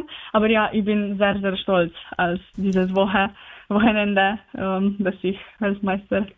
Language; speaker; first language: German; non-native, learner; Slovenian